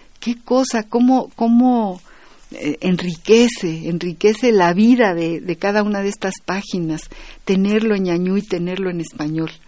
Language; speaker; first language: Spanish; native; Spanish